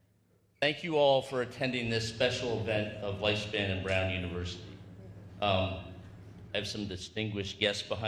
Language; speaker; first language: English; native; English